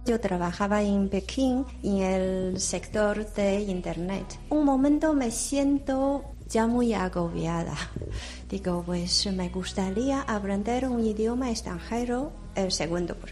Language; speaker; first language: Spanish; non-native, fluent; Chinese